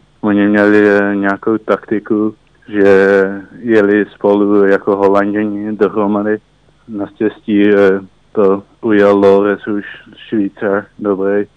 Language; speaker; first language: Czech; early bilingual, heritage; Czech